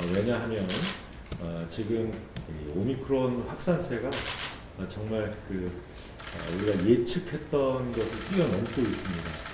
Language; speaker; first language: Korean; native; Korean